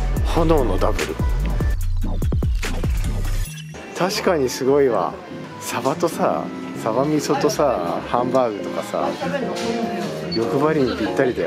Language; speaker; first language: Japanese; native; Japanese